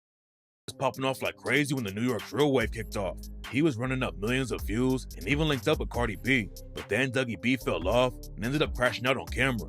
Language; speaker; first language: English; native; English